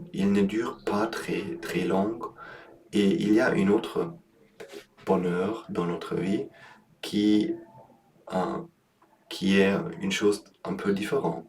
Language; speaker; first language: French; non-native, learner; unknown